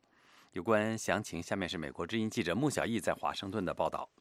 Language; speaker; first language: Chinese; native; Chinese